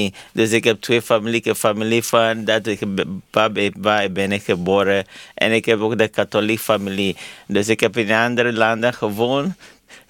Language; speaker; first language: Dutch; non-native, learner; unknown